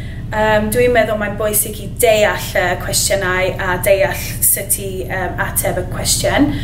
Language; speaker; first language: Welsh; non-native, learner; English